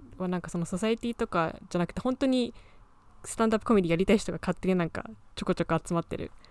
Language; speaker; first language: Japanese; early bilingual, heritage; Japanese